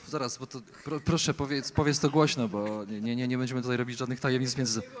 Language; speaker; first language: Polish; native; Polish